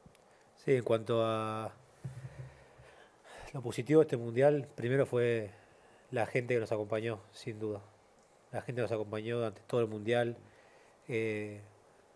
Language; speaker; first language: Spanish; native; Spanish